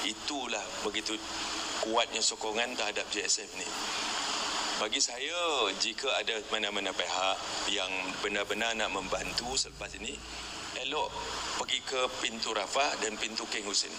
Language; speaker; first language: Malay; native; Malay